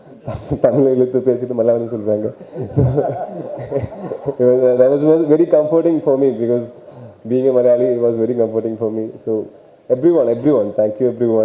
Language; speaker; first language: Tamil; non-native, learner; Malayalam